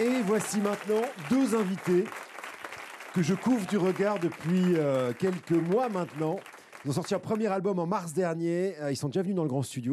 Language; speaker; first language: French; native; French